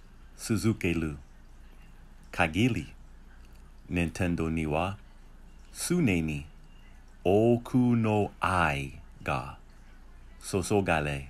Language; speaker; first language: Japanese; non-native, learner; English